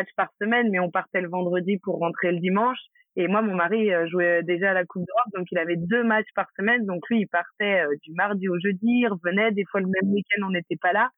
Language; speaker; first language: French; native; French